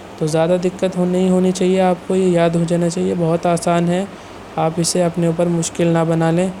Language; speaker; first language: Urdu; native; Urdu